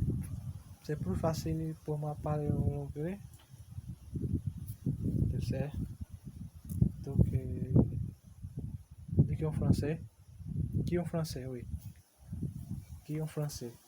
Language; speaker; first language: French; non-native, learner; Portuguese